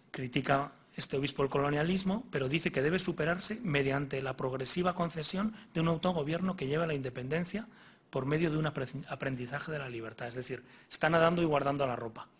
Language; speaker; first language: Spanish; native; Spanish